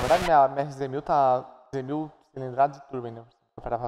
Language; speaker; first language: Portuguese; native; Portuguese